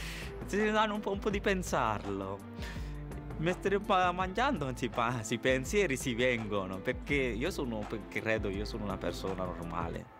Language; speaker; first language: Italian; non-native, learner; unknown